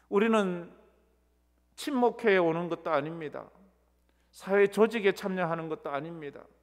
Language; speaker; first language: Korean; native; Korean